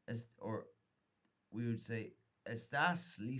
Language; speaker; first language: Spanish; non-native, fluent; English